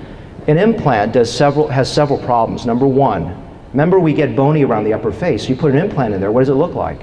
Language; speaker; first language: English; native; English